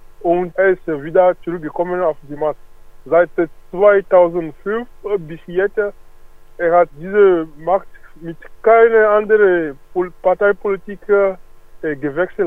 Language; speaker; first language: German; non-native, learner; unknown